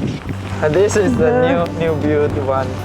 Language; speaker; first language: English; non-native, learner; Chinese